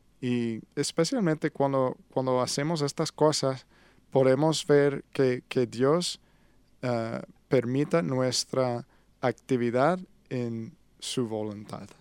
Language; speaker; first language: Spanish; non-native, learner; English